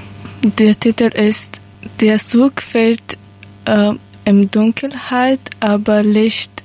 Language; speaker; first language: German; non-native, learner; Persian